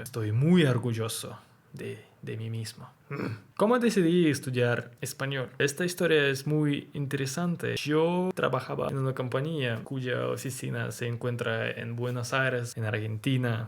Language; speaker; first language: Spanish; non-native, learner; Russian